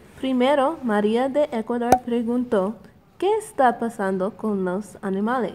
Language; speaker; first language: Spanish; non-native, learner; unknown